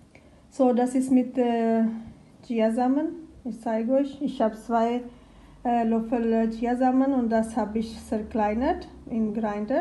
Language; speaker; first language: German; non-native, learner; Urdu